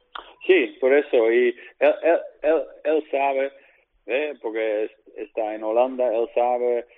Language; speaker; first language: Spanish; non-native, learner; Dutch